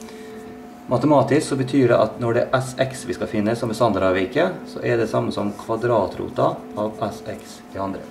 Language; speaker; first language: Norwegian; native; Norwegian